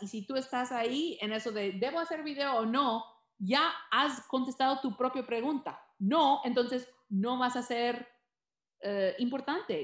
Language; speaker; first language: Spanish; early bilingual, heritage; Spanish